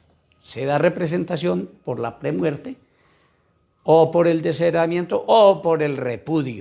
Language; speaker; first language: Spanish; native; Spanish